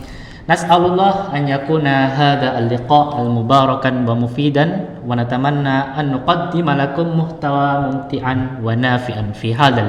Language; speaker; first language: Arabic; non-native, learner; Indonesian